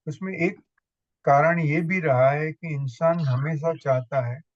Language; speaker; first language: Hindi; non-native, local second language; Gujarati